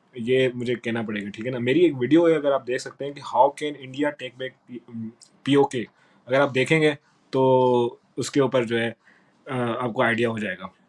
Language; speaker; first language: Urdu; non-native, local second language; Sindhi